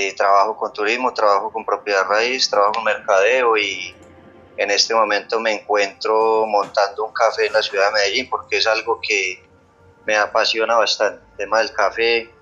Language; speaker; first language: Spanish; native; Spanish